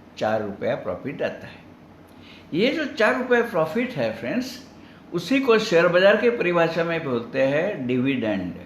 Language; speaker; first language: Hindi; non-native, local second language; Marathi